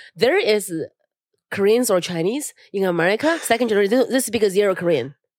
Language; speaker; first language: English; non-native, fluent; Chinese